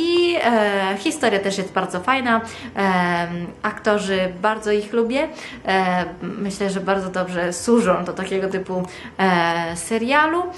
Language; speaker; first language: Polish; non-native, fluent; Italian